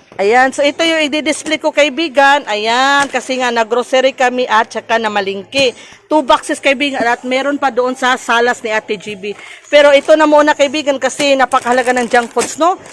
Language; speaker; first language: Filipino; non-native, local second language; Cebuano